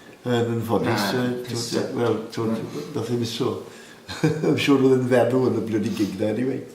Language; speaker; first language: Welsh; native; Welsh